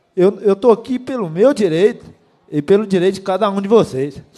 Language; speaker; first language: Portuguese; native; Portuguese